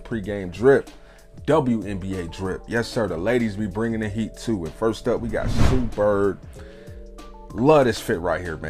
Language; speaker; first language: English; native; English